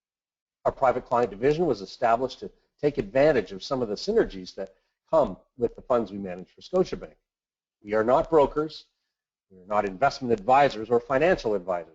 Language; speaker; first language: English; native; English